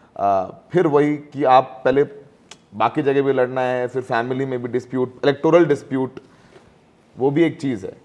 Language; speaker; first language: Hindi; native; Hindi